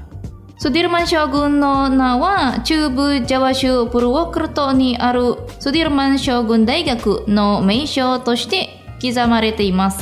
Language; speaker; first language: Japanese; non-native, fluent; Indonesian